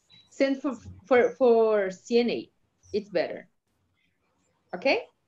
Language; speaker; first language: English; non-native, fluent; Portuguese